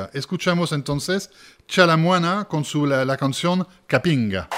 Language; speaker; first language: Spanish; native; Spanish